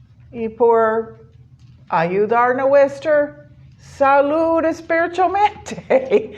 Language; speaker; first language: Spanish; non-native, learner; English